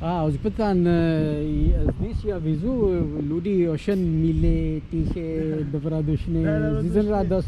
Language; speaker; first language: Russian; non-native, learner; English